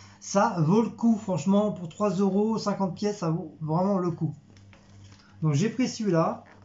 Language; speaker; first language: French; native; French